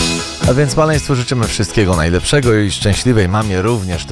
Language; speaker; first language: Polish; native; Polish